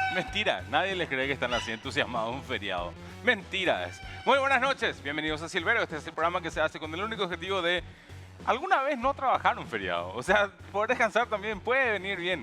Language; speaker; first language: Spanish; native; Spanish